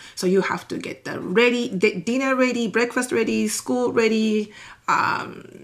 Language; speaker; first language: English; non-native, fluent; Japanese